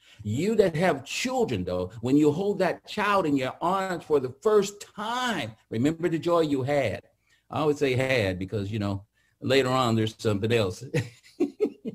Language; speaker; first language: English; native; English